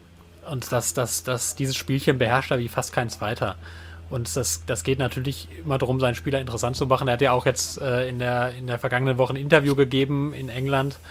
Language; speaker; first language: German; native; German